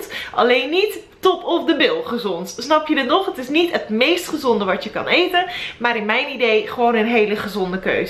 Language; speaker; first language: Dutch; native; Dutch